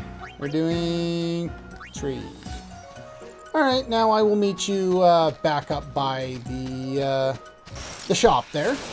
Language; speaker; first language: English; native; English